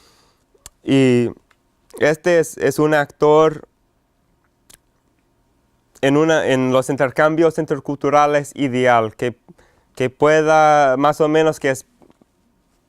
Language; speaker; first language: Spanish; non-native, fluent; English